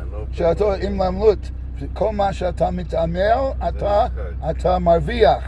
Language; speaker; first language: Hebrew; non-native, fluent; English